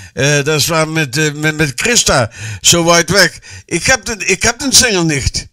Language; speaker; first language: German; non-native, learner; Dutch